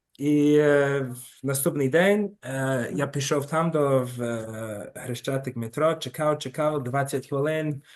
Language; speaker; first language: Ukrainian; early bilingual, heritage; Ukrainian